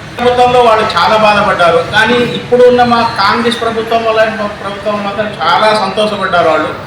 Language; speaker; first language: Telugu; non-native, local second language; Lambadi